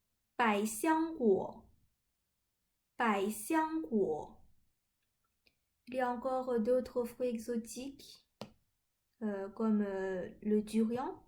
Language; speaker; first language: French; non-native, fluent; Chinese